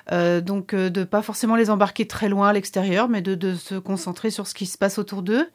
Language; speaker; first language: French; native; French